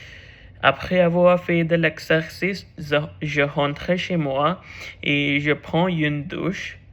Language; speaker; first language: French; non-native, learner; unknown